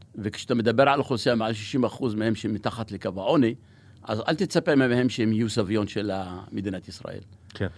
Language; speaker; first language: Hebrew; non-native, local second language; Arabic